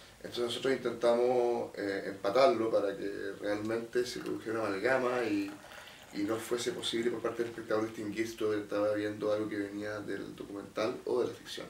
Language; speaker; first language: Spanish; native; Spanish